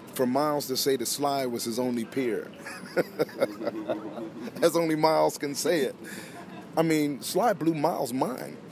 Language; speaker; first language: English; native; English